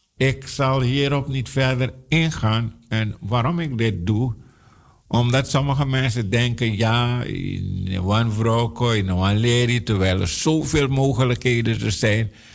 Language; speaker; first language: Dutch; non-native, local second language; Sranan Tongo